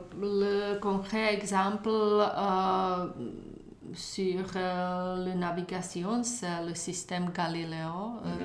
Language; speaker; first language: French; non-native, learner; Czech